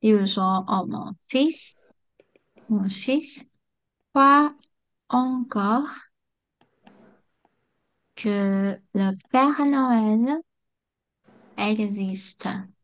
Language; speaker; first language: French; non-native, fluent; Chinese